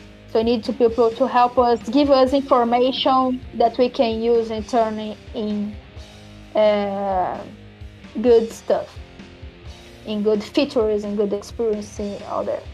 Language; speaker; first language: English; non-native, fluent; Portuguese